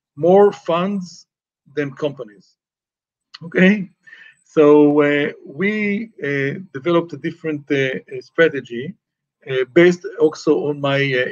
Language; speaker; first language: English; non-native, fluent; Hebrew